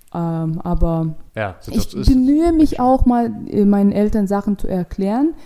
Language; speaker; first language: German; non-native, fluent; Russian